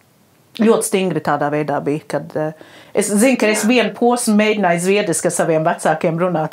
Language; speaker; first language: Latvian; early bilingual, heritage; Latvian